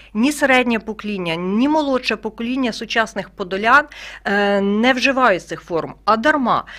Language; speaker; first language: Ukrainian; native; Ukrainian